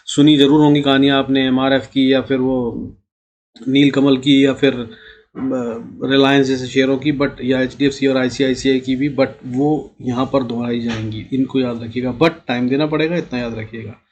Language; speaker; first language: Hindi; native; Hindi